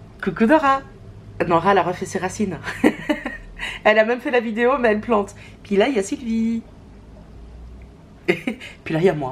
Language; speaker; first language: French; native; French